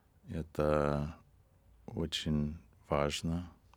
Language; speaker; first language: Russian; non-native, learner; English